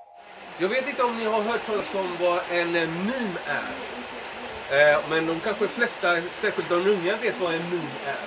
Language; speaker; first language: Swedish; non-native, fluent; Spanish